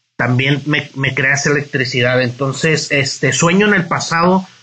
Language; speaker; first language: Spanish; native; Spanish